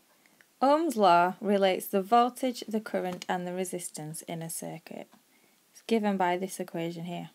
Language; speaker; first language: English; native; English